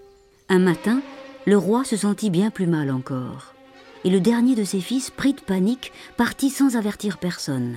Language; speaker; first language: French; native; French